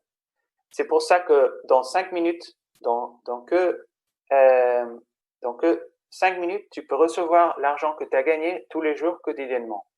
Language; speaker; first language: French; non-native, fluent; Spanish